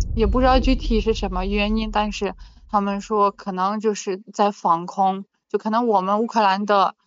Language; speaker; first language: Chinese; non-native, fluent; Ukrainian